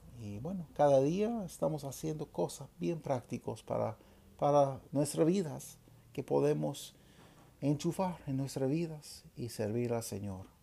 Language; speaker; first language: Spanish; non-native, fluent; English